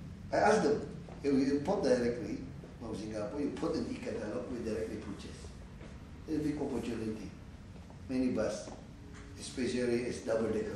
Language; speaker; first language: English; non-native, learner; Indonesian